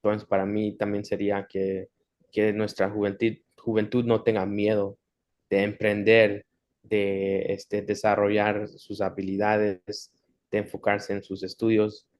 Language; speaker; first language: Spanish; early bilingual, heritage; Spanish